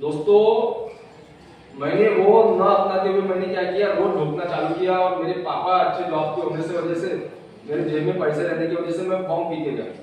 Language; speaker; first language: Hindi; non-native, local second language; Marathi